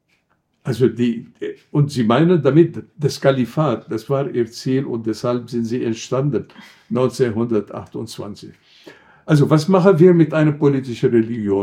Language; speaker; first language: German; non-native, fluent; Arabic